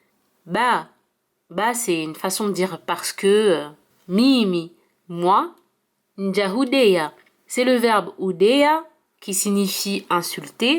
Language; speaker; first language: French; early bilingual, heritage; French